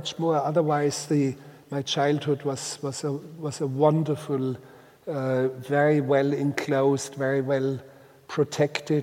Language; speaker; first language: English; non-native, fluent; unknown